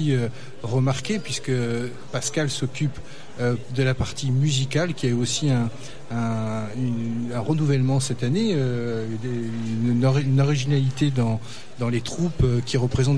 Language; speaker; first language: French; native; French